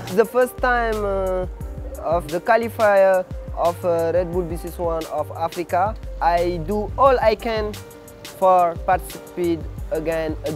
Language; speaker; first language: English; non-native, learner; Wolof